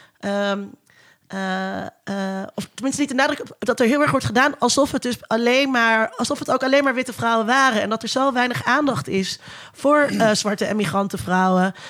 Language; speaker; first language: Dutch; native; Dutch